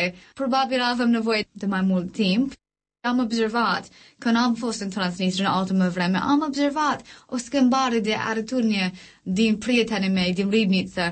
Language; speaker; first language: Romanian; non-native, learner; English